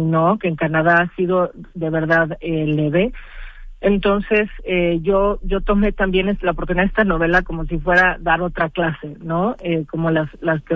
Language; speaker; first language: Spanish; native; Spanish